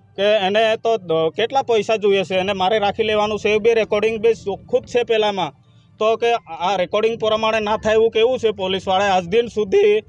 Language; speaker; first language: Gujarati; non-native, local second language; Bhili